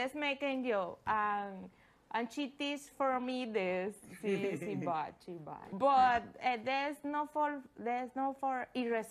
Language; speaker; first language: English; non-native, learner; Spanish